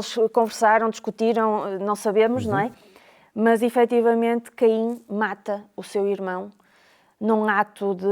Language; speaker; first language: Portuguese; native; Portuguese